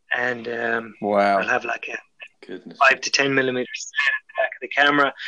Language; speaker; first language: English; native; English